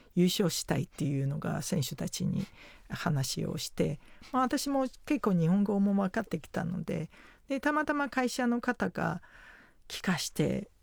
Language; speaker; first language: Japanese; non-native, fluent; Chinese